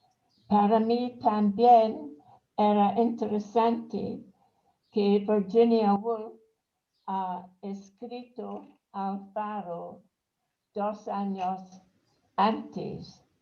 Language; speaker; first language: Spanish; non-native, fluent; English